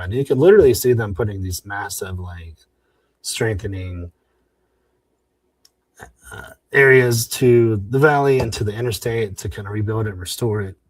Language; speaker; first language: English; native; English